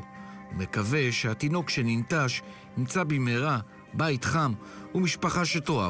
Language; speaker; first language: Hebrew; native; Hebrew